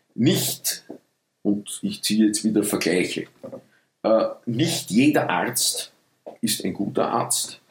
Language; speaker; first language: German; early bilingual, other home language; Dutch